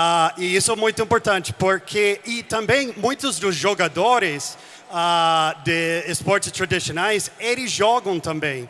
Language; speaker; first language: Portuguese; non-native, fluent; English